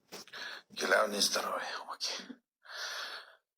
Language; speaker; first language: Russian; non-native, learner; Uzbek